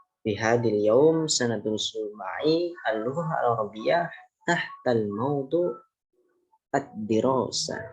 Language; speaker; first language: Arabic; non-native, learner; Indonesian